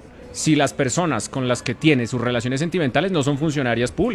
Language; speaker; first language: Spanish; native; Spanish